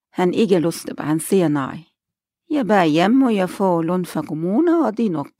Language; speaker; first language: Danish; non-native, learner; Arabic